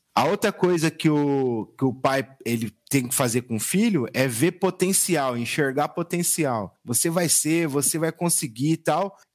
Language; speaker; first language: Portuguese; native; Portuguese